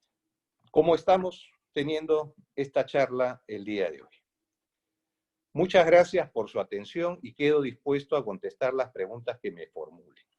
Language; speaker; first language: Spanish; native; Spanish